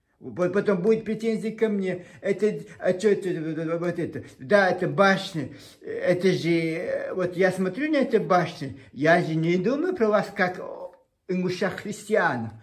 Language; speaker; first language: Russian; non-native, local second language; Chechen